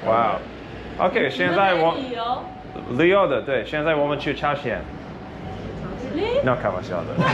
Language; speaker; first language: Chinese; non-native, learner; English